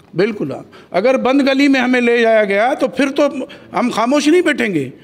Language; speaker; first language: Urdu; non-native, local second language; Sindhi